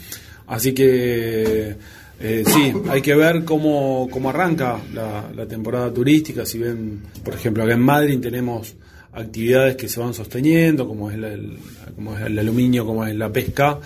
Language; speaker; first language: Spanish; native; Spanish